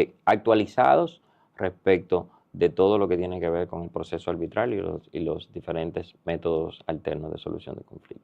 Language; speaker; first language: Spanish; native; Spanish